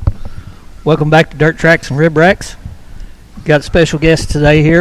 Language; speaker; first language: English; native; English